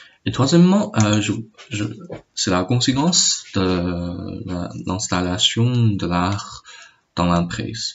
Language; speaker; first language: French; non-native, learner; Chinese